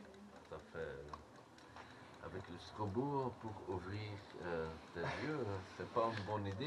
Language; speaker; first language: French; non-native, learner; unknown